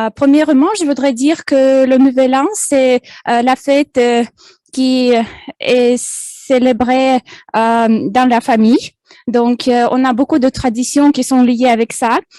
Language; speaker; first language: French; non-native, fluent; Russian